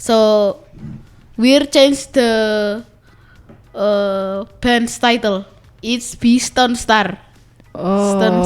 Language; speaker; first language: English; non-native, learner; Indonesian